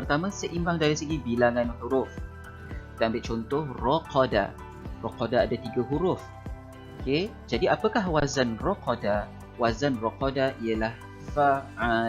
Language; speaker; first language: Malay; native; Malay